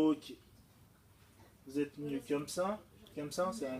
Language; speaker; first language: French; native; French